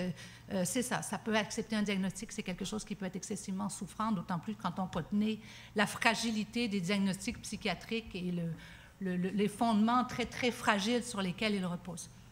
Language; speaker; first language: French; native; French